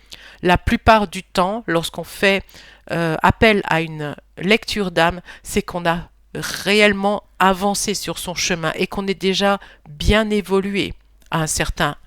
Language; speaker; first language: French; native; French